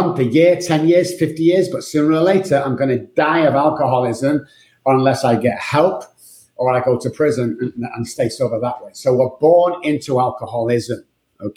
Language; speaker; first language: English; native; English